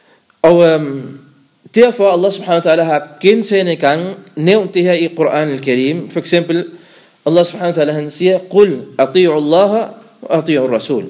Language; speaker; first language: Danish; non-native, fluent; Arabic